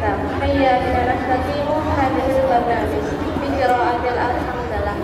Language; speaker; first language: Arabic; non-native, learner; Indonesian